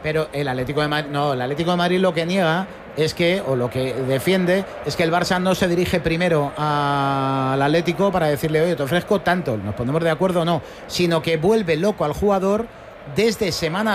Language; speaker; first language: Spanish; native; Spanish